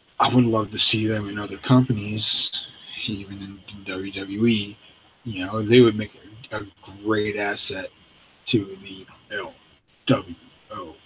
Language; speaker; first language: English; native; English